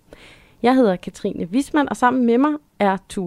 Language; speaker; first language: Danish; native; Danish